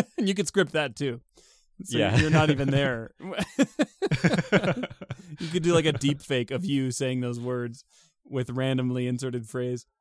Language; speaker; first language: English; native; English